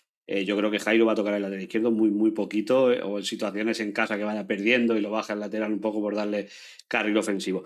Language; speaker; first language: Spanish; native; Spanish